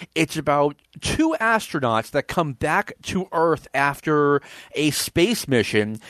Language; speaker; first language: English; native; English